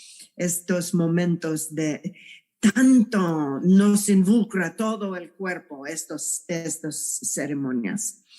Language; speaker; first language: Spanish; non-native, fluent; English